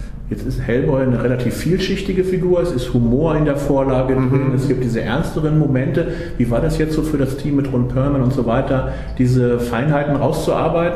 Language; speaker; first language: German; native; German